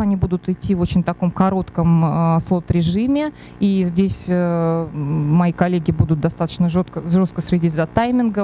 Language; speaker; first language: Russian; native; Russian